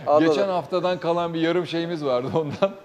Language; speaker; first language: Turkish; native; Turkish